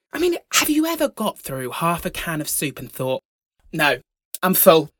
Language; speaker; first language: English; native; English